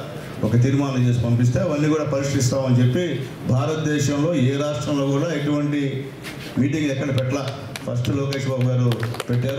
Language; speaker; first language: Telugu; native; Telugu